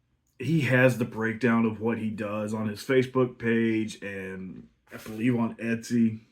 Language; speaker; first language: English; native; English